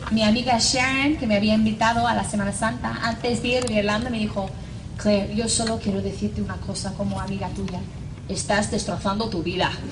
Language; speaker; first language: Spanish; non-native, fluent; English